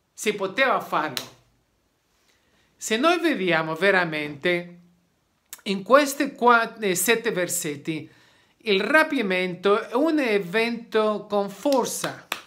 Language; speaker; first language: Italian; non-native, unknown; Spanish